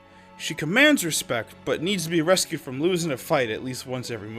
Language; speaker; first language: English; native; English